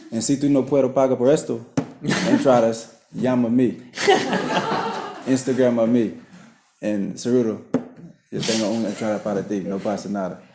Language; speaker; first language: Spanish; non-native, learner; English